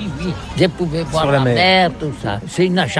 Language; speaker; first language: French; non-native, learner; Catalan